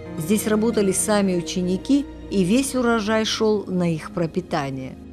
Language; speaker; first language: Russian; native; Russian